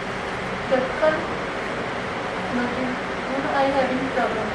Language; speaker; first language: English; non-native, learner; Punjabi